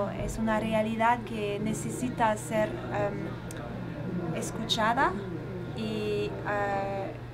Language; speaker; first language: Spanish; non-native, learner; French